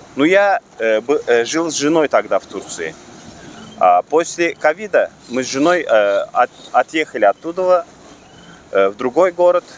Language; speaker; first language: Russian; non-native, local second language; Turkmen